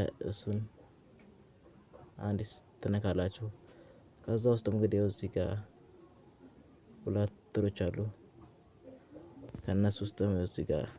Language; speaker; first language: Amharic; native; Amharic